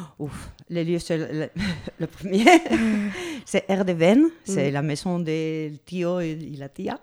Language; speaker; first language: French; non-native, learner; Spanish